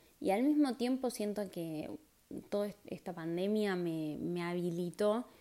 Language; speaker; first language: Spanish; native; Spanish